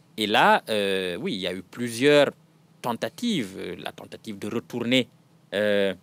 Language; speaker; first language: French; non-native, local second language; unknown